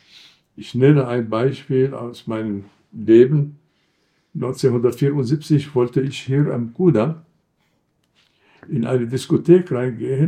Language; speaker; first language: German; non-native, fluent; Arabic